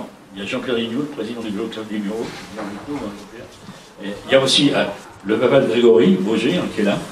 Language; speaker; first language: French; native; French